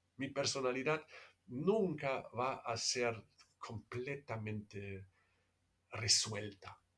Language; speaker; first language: Spanish; non-native, fluent; German